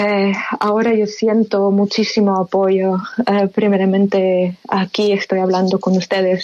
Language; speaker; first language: Spanish; non-native, fluent; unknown